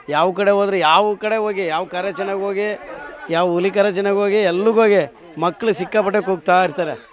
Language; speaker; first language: Kannada; non-native, local second language; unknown